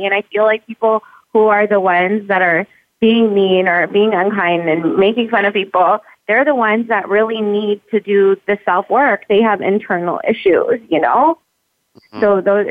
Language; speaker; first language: English; native; English